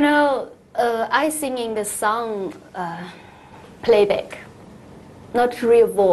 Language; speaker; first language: English; non-native, learner; Chinese